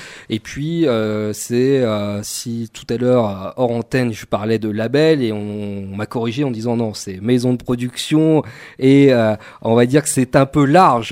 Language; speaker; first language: French; native; French